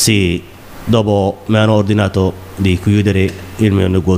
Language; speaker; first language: Italian; non-native, learner; Somali